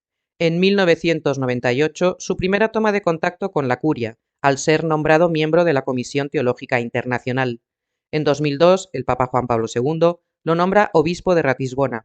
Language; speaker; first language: Spanish; native; Spanish